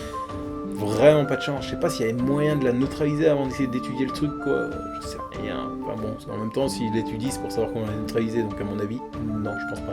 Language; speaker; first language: French; native; French